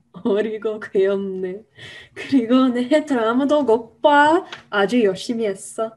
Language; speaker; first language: Korean; non-native, learner; English